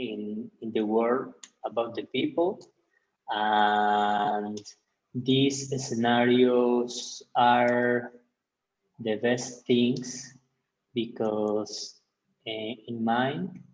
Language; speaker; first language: English; non-native, learner; Spanish